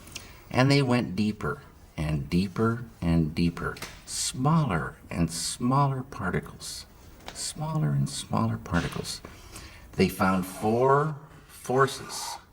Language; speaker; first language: English; native; English